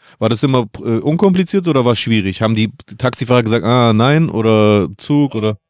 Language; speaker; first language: German; early bilingual, other home language; Greek